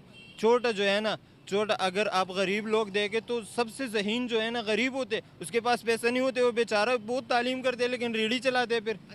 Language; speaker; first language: Hindi; non-native, local second language; Pashto